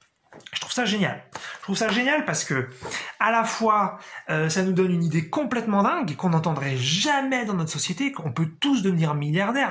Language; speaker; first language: French; native; French